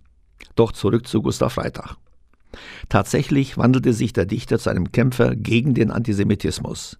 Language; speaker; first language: German; native; German